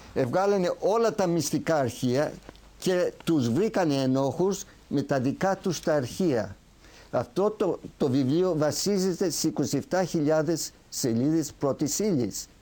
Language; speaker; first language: Greek; early bilingual, heritage; Greek